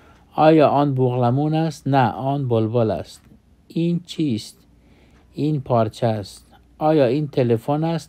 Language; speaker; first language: Persian; non-native, fluent; Urdu